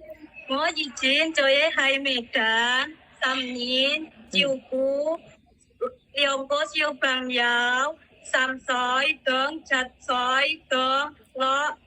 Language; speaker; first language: Cantonese; non-native, learner; Indonesian